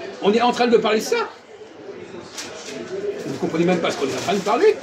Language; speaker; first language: French; native; French